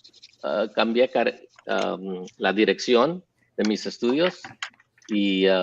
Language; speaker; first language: Spanish; early bilingual, heritage; English